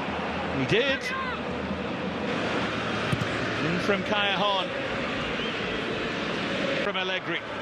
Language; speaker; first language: English; native; English